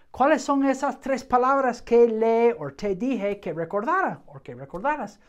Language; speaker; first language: Spanish; non-native, fluent; English